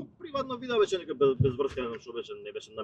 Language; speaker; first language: Macedonian; native; Macedonian